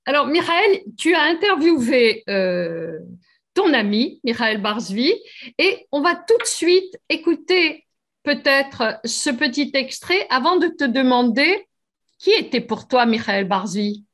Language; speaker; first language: French; native; French